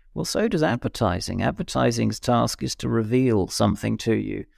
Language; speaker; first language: English; native; English